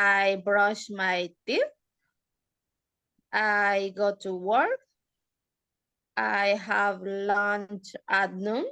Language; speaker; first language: English; non-native, learner; Spanish